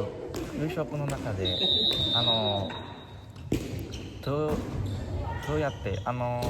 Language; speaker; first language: Japanese; non-native, learner; Indonesian